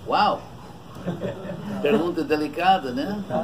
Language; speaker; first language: Portuguese; non-native, fluent; English